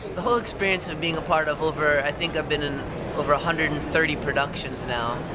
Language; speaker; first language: English; native; English